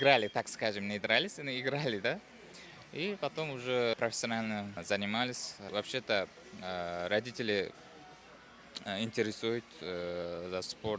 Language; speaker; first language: Russian; non-native, fluent; Uzbek